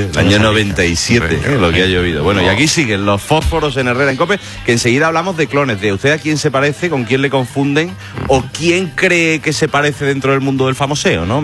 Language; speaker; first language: Spanish; native; Spanish